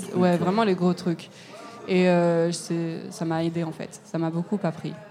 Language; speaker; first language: French; native; French